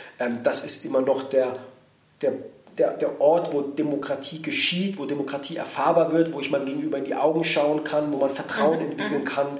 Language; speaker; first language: German; native; German